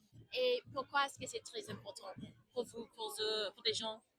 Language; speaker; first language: French; non-native, fluent; English